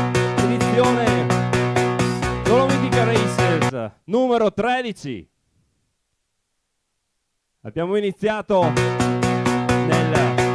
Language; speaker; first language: Italian; native; Italian